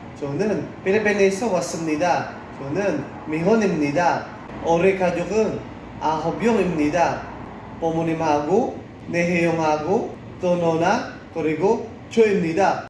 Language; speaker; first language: Korean; non-native, learner; Filipino